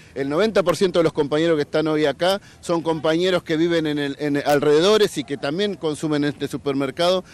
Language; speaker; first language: Spanish; native; Spanish